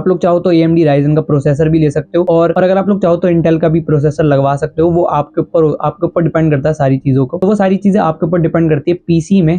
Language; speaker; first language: Hindi; native; Hindi